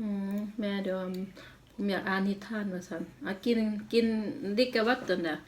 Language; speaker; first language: Swedish; non-native, learner; Thai